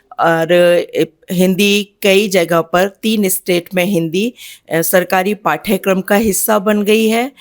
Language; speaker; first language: Hindi; native; Hindi